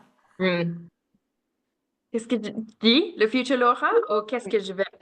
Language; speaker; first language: French; non-native, learner; English